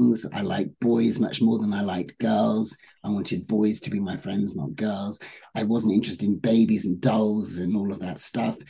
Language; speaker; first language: English; native; English